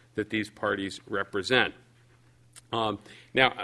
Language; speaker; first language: English; native; English